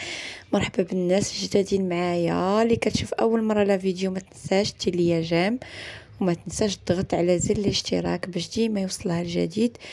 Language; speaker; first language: Arabic; native; Arabic